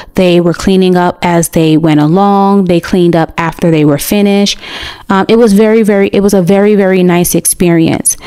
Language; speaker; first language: English; native; English